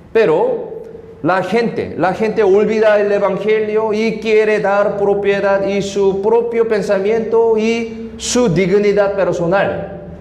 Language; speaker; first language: Spanish; non-native, fluent; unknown